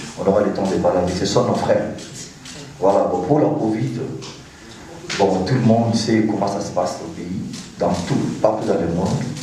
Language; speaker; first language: French; non-native, local second language; Lingala